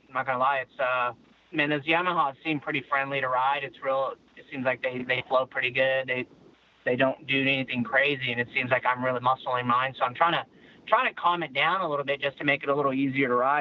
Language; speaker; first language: English; native; English